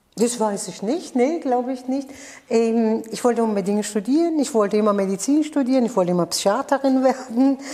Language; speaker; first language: German; non-native, fluent; Persian